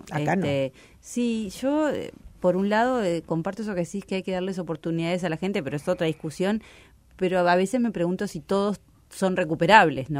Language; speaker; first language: Spanish; native; Spanish